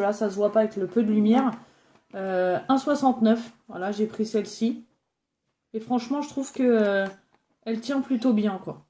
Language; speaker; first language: French; native; French